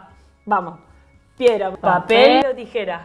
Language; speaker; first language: Spanish; native; Spanish